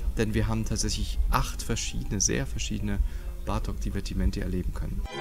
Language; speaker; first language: German; native; German